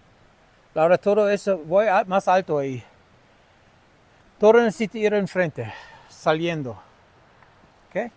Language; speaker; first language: Spanish; non-native, learner; English